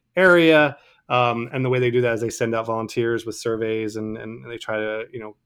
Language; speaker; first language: English; native; English